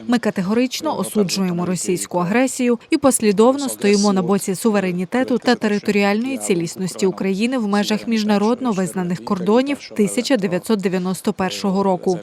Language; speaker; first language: Ukrainian; native; Ukrainian